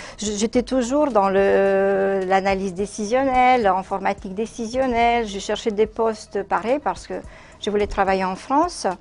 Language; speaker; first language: French; non-native, fluent; Romanian